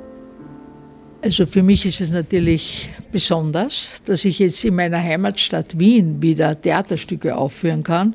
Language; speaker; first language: German; native; German